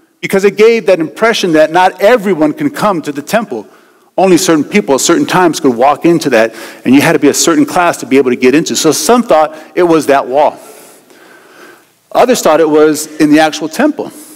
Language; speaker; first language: English; native; English